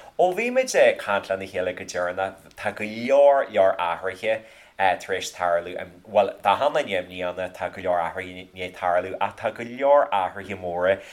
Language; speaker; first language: Irish; native; Irish